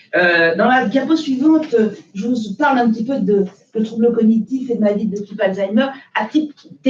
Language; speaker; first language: French; native; French